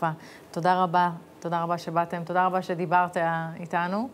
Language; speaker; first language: Hebrew; native; Hebrew